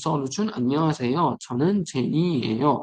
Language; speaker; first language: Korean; non-native, fluent; Uzbek